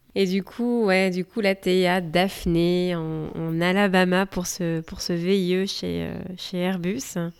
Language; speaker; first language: French; native; French